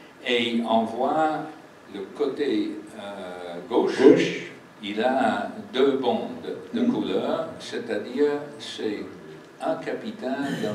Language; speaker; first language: French; non-native, fluent; English